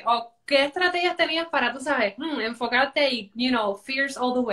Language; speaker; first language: Spanish; native; Spanish